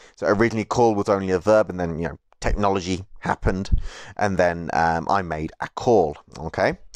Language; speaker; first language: English; native; English